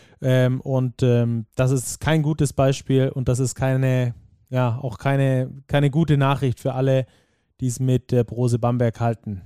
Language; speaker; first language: German; native; German